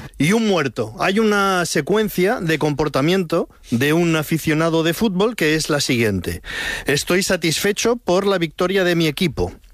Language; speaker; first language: Spanish; native; Spanish